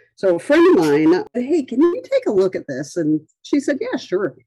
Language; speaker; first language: English; native; English